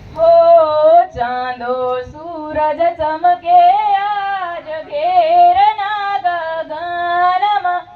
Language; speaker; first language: Gujarati; non-native, local second language; Bhili